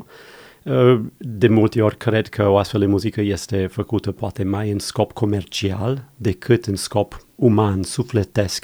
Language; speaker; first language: Romanian; non-native, fluent; English